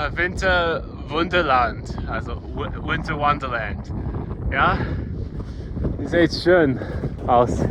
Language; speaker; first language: German; non-native, learner; English